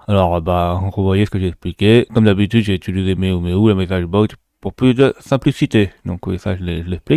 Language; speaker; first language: French; native; French